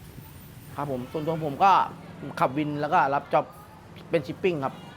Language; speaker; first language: Thai; native; Thai